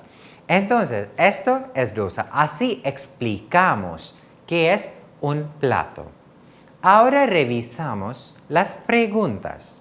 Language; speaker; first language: Spanish; non-native, fluent; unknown